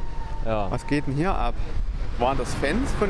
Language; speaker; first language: German; native; German